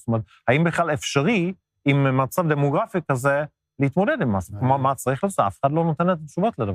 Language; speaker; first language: Hebrew; non-native, fluent; Swedish